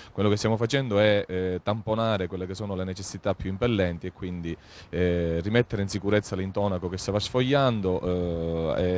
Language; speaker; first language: Italian; native; Italian